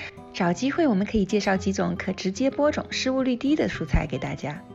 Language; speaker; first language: Chinese; native; Chinese